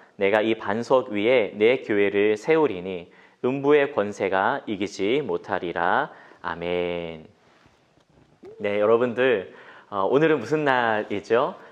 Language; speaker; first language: Korean; native; Korean